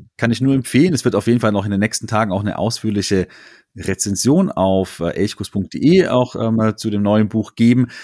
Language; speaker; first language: German; native; German